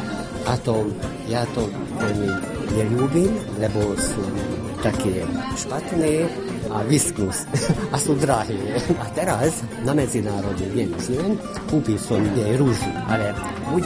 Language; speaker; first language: Slovak; non-native, local second language; Hungarian